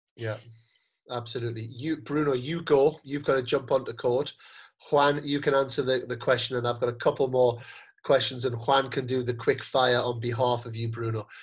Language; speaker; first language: English; native; English